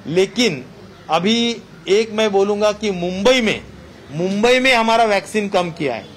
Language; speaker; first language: Hindi; non-native, local second language; Marathi